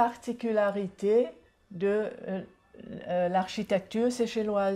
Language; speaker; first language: French; non-native, local second language; Seselwa Creole French